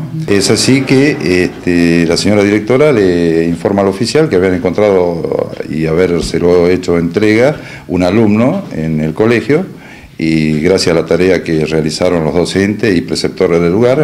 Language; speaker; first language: Spanish; native; Spanish